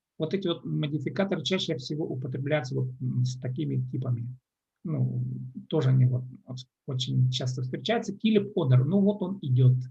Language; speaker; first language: Russian; non-native, local second language; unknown